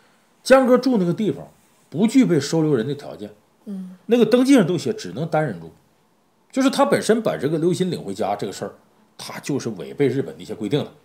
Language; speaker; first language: Chinese; native; Chinese